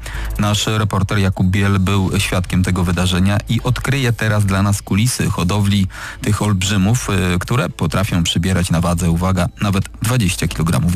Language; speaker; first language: Polish; native; Polish